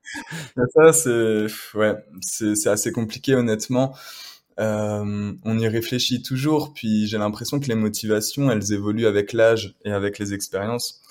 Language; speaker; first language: French; native; French